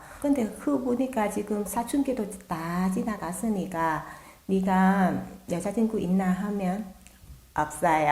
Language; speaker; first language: Korean; non-native, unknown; Vietnamese